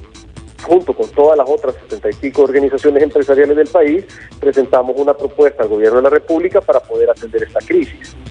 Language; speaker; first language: Spanish; native; Spanish